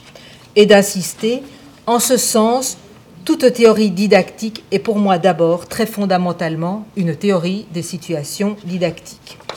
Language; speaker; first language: French; native; French